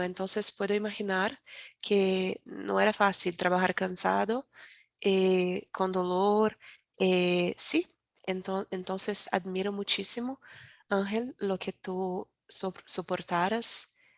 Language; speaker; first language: Spanish; non-native, learner; Portuguese